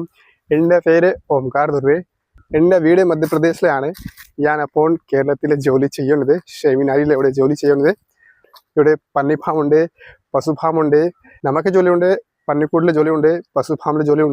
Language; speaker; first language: Malayalam; non-native, local second language; Hindi